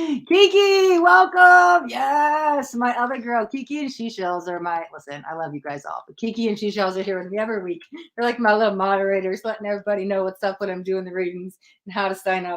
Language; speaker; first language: English; native; English